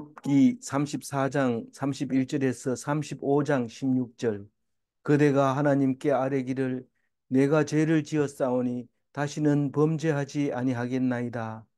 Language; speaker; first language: Korean; native; Korean